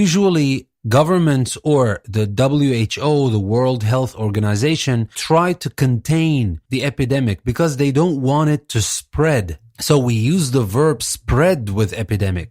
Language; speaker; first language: English; non-native, fluent; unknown